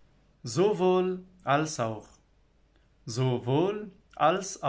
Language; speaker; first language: German; non-native, fluent; Persian